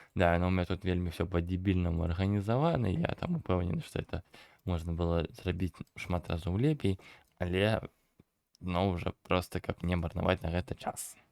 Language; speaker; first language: Belarusian; non-native, local second language; Russian